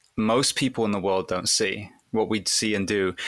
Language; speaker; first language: English; native; English